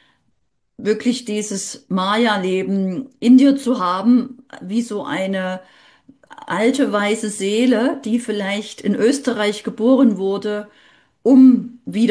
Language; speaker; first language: German; native; German